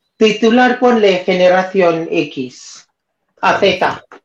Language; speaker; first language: Spanish; non-native, fluent; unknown